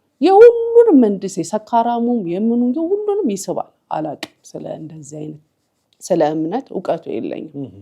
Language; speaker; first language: Amharic; native; Amharic